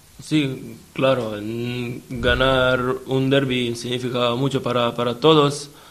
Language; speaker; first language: Spanish; non-native, fluent; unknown